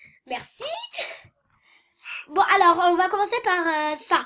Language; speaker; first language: French; native; French